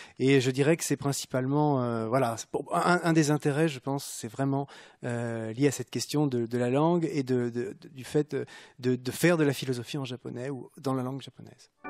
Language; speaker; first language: French; native; French